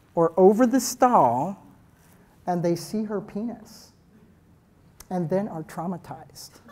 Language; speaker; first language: English; native; English